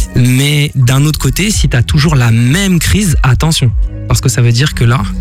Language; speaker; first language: French; native; French